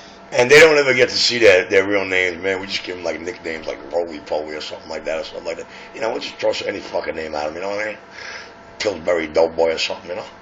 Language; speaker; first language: English; native; English